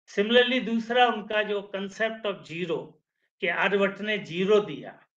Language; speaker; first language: Hindi; native; Hindi